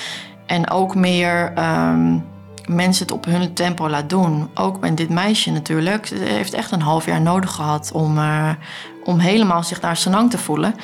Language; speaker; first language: Dutch; native; Dutch